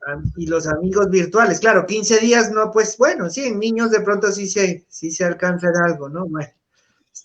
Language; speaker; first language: Spanish; native; Spanish